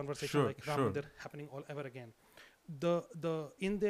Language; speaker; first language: English; non-native, local second language; Hindi